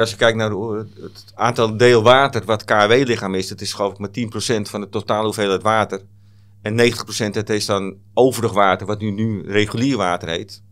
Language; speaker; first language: Dutch; native; Dutch